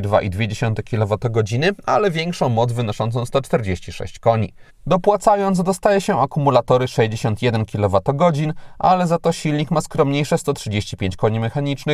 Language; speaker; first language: Polish; native; Polish